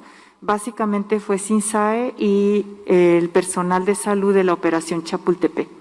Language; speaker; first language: Spanish; native; Spanish